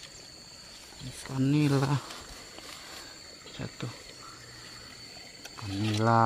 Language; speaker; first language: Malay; non-native, local second language; Javanese